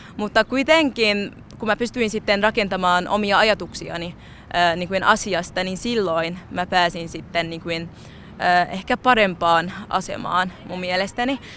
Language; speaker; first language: Finnish; non-native, fluent; Arabic